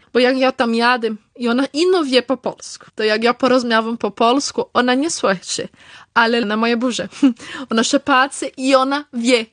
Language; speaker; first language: Polish; early bilingual, heritage; Polish